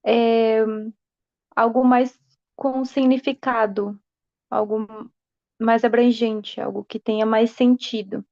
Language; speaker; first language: Portuguese; non-native, fluent; Spanish